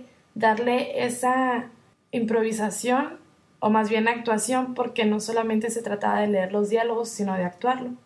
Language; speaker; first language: Spanish; native; Spanish